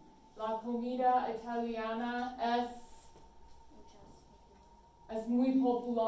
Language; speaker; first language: Spanish; non-native, fluent; English